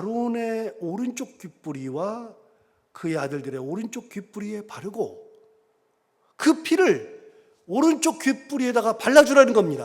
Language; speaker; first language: Korean; native; Korean